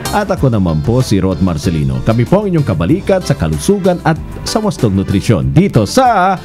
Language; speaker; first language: Filipino; native; Filipino